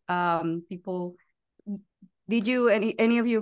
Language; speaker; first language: English; non-native, fluent; Spanish